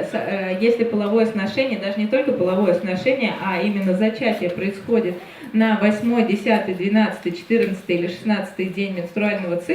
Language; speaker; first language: Russian; native; Russian